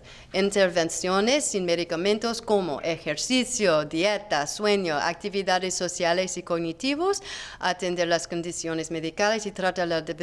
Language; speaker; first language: Spanish; non-native, learner; English